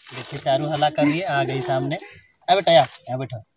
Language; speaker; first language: Hindi; native; Hindi